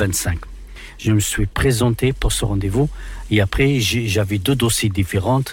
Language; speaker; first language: French; non-native, local second language; Arabic